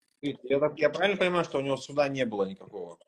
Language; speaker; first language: Russian; native; Russian